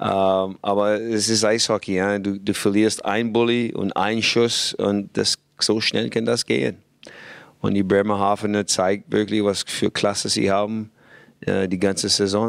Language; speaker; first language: German; non-native, fluent; English